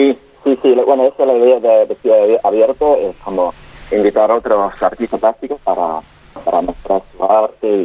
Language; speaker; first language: Spanish; non-native, fluent; English